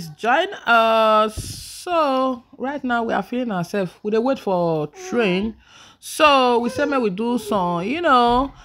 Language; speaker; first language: Nigerian Pidgin; native; Nigerian Pidgin